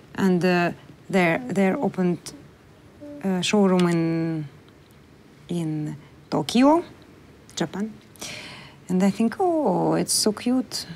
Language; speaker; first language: English; non-native, learner; Russian